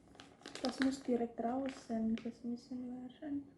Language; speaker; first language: German; non-native, learner; Indonesian